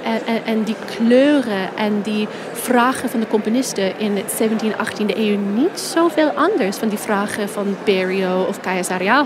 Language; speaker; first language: Dutch; non-native, fluent; English